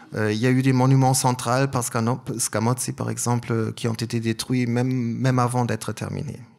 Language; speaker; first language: French; non-native, fluent; German